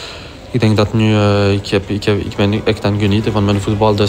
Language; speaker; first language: Dutch; non-native, local second language; French